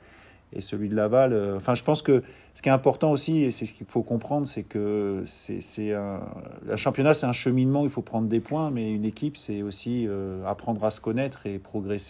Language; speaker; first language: French; native; French